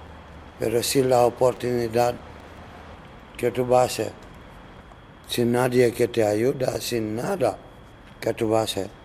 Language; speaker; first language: Spanish; non-native, learner; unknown